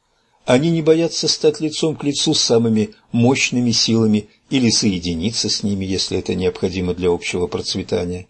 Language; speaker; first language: Russian; native; Russian